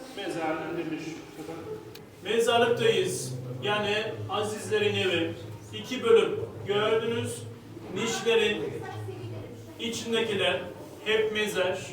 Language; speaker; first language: Turkish; non-native, local second language; Turoyo